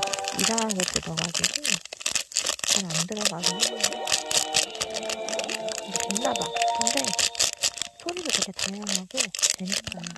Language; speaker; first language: Korean; native; Korean